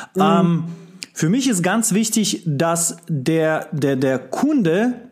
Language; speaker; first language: German; non-native, fluent; Russian